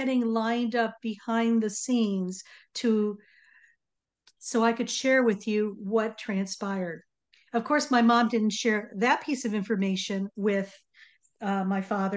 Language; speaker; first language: English; native; English